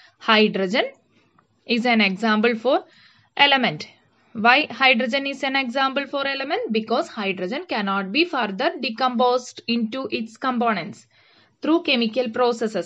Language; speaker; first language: English; non-native, local second language; Malayalam